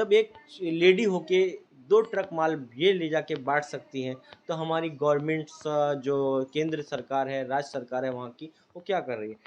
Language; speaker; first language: Hindi; native; Hindi